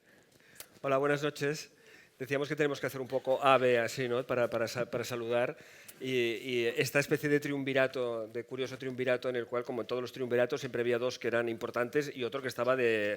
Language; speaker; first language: Spanish; native; Spanish